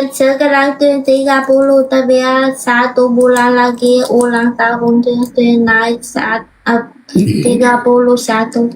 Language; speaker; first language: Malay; non-native, learner; Vietnamese